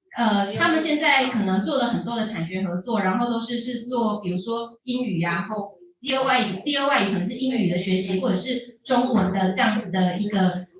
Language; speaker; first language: Chinese; native; Chinese